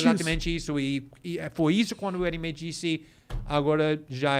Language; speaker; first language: Portuguese; non-native, fluent; English